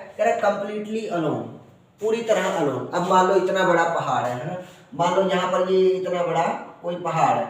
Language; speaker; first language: Hindi; non-native, local second language; Punjabi